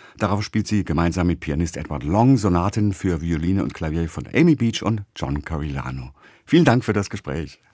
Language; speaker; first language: German; native; German